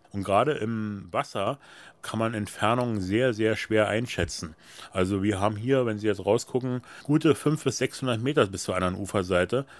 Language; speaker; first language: German; native; German